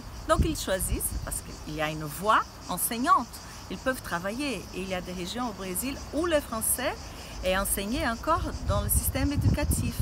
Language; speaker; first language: French; non-native, fluent; Portuguese